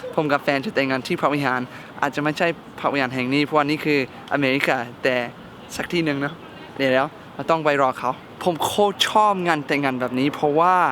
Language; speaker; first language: Thai; non-native, fluent; English